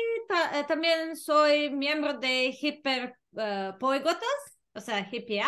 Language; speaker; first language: Spanish; non-native, fluent; Serbian